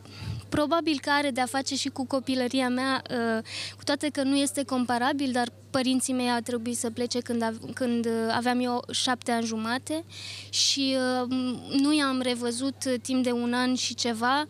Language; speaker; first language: Romanian; early bilingual, other home language; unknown